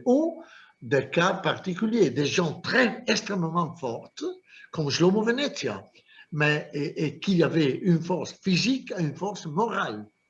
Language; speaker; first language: French; non-native, fluent; Italian